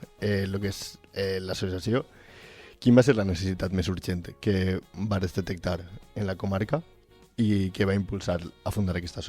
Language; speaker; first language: Catalan; native; Catalan